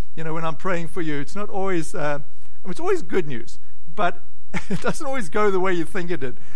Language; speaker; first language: English; native; English